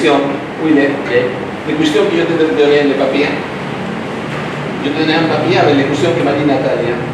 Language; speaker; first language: French; non-native, learner; Spanish